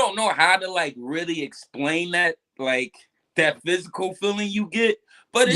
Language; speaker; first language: English; native; English